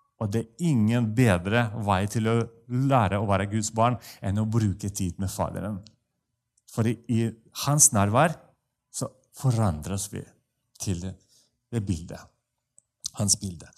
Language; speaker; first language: Norwegian; non-native, fluent; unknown